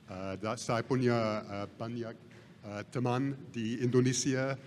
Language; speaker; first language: Indonesian; non-native, fluent; English